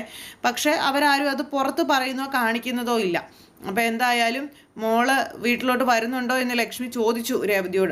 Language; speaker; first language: Malayalam; native; Malayalam